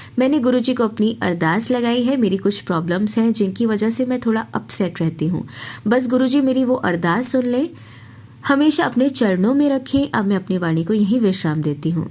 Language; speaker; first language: Hindi; native; Hindi